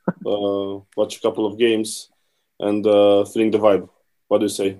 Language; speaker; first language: English; non-native, fluent; Romanian